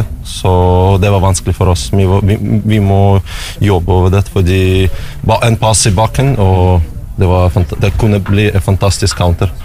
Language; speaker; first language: Norwegian; non-native, fluent; Russian